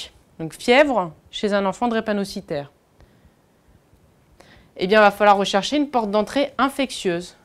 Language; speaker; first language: French; native; French